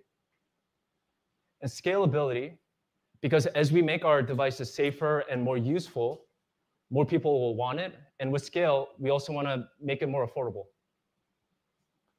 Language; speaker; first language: English; non-native, fluent; Korean